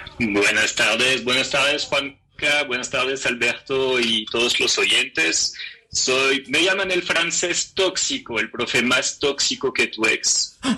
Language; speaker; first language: Spanish; non-native, fluent; French